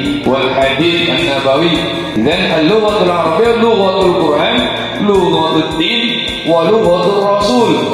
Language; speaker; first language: Arabic; non-native, fluent; Indonesian